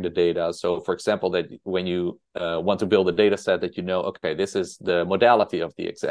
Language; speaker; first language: English; non-native, fluent; Dutch